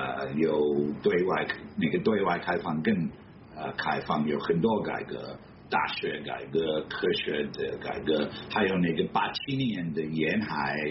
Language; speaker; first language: Chinese; non-native, fluent; English